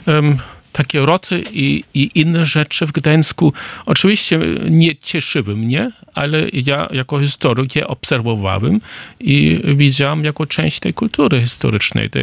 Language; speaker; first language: Polish; non-native, fluent; German